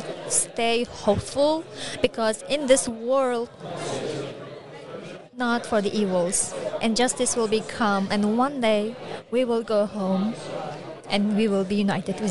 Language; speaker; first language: English; non-native, learner; Chinese